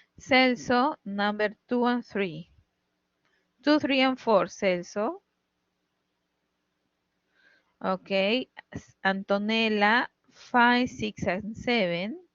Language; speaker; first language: English; non-native, fluent; Spanish